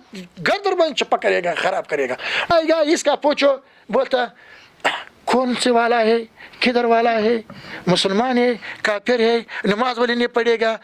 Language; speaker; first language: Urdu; non-native, learner; Pashto